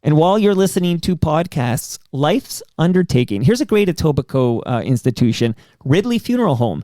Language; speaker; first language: English; native; English